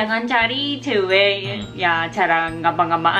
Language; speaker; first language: Indonesian; non-native, learner; Japanese